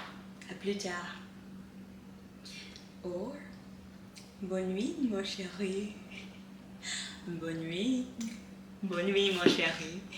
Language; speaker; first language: French; non-native, learner; English